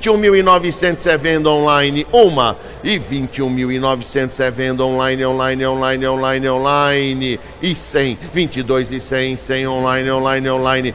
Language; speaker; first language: Portuguese; native; Portuguese